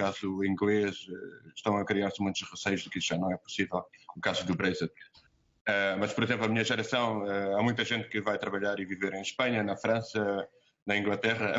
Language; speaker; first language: Portuguese; native; Portuguese